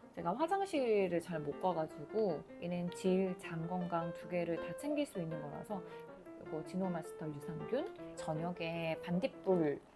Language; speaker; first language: Korean; native; Korean